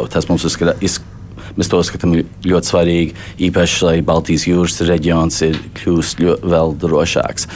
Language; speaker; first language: Latvian; early bilingual, heritage; Latvian